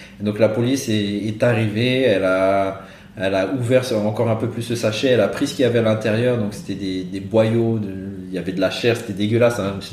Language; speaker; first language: French; non-native, local second language; Malagasy